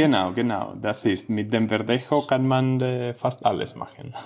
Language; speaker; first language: German; non-native, fluent; Spanish